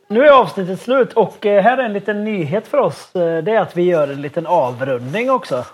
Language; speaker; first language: Swedish; native; Swedish